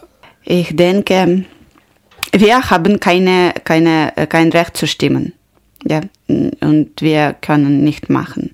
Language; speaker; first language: German; non-native, learner; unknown